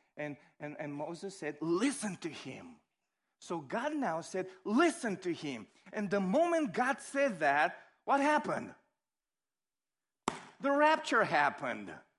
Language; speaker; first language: English; non-native, fluent; Romanian